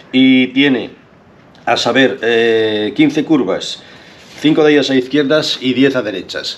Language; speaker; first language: Spanish; native; Spanish